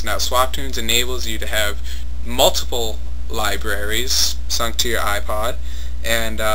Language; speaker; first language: English; native; English